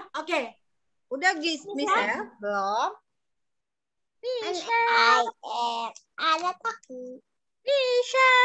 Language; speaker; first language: Indonesian; native; Indonesian